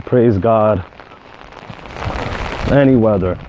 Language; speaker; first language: English; native; English